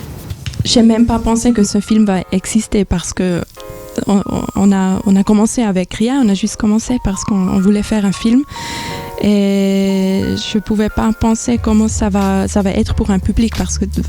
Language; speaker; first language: French; non-native, fluent; German